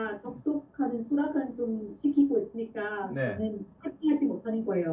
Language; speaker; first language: Korean; non-native, fluent; Vietnamese